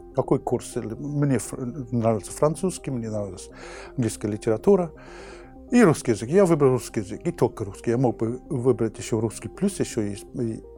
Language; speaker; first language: Russian; non-native, fluent; English